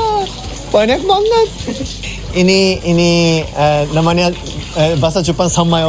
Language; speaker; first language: Indonesian; non-native, learner; Japanese